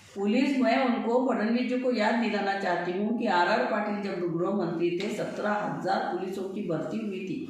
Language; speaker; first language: Hindi; non-native, local second language; Marathi